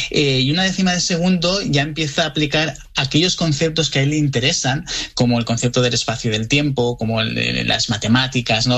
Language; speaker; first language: Spanish; native; Spanish